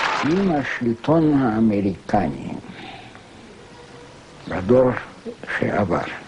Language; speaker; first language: Hebrew; non-native, fluent; German